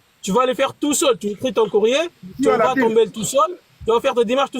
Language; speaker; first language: French; non-native, fluent; Arabic